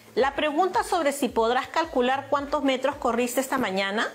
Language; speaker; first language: Spanish; native; Spanish